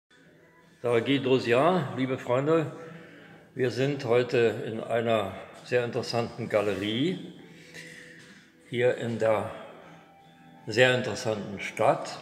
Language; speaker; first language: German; non-native, fluent; Russian